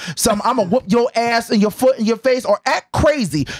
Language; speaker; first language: English; native; English